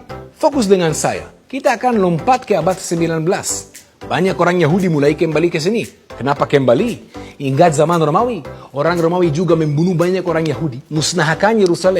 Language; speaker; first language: Indonesian; non-native, fluent; Hebrew